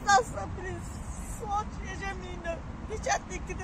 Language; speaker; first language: Russian; non-native, learner; Kyrgyz